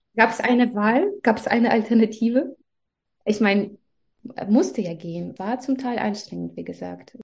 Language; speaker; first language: German; non-native, fluent; Russian